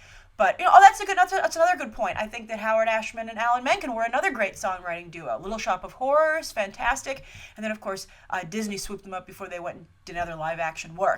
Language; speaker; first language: English; native; English